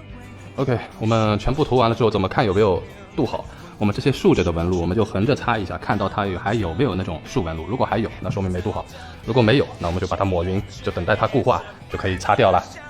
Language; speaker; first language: Chinese; native; Chinese